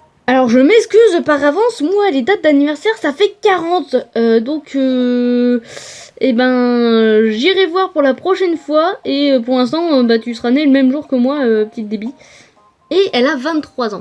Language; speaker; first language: French; native; French